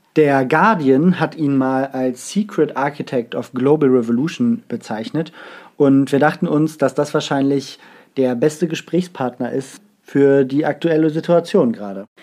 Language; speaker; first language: German; native; German